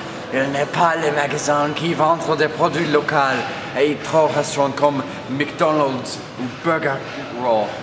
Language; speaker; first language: French; non-native, learner; English